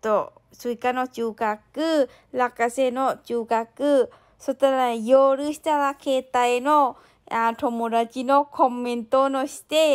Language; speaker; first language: Japanese; non-native, learner; Thai